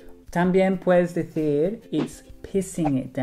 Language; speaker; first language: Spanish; non-native, fluent; English